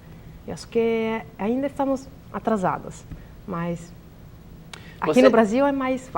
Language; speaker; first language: Portuguese; non-native, learner; Italian